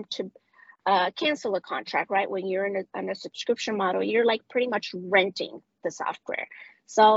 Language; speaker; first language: English; non-native, fluent; Spanish